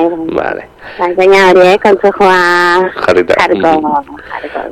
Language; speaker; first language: Basque; non-native, local second language; Spanish